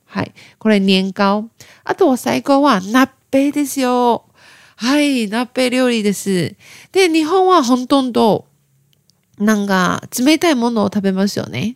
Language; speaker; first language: Japanese; non-native, learner; Chinese